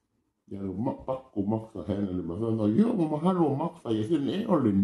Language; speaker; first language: Finnish; non-native, learner; Thai